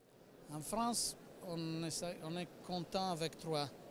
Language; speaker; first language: French; non-native, fluent; Italian